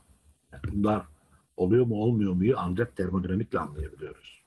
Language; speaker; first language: Turkish; native; Turkish